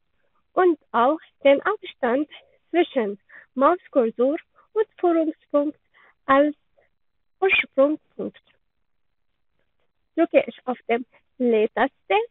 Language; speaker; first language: German; non-native, learner; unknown